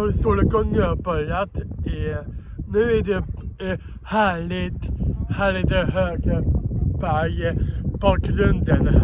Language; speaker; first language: Swedish; non-native, learner; Dutch